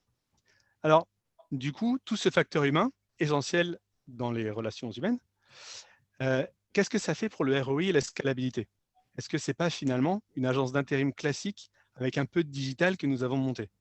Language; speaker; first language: French; native; French